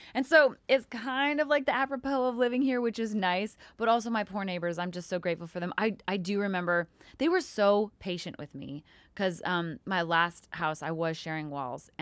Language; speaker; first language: English; native; English